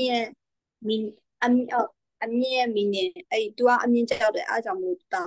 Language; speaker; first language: Chinese; non-native, learner; Thai